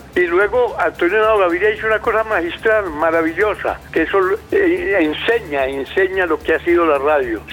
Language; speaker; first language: Spanish; native; Spanish